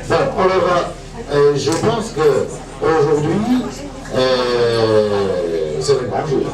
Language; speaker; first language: French; non-native, fluent; Chinese